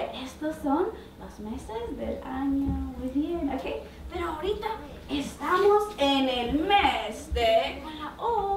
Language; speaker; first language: Spanish; early bilingual, heritage; Spanish